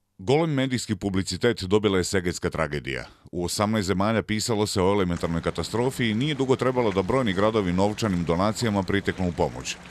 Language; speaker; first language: Croatian; native; Croatian